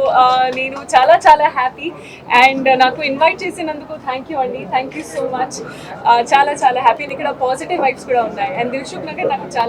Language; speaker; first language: Telugu; non-native, local second language; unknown